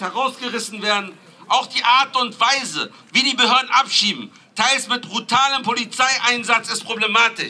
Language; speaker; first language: German; native; German